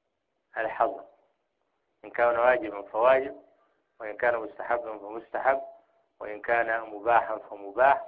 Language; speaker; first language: Arabic; native; Arabic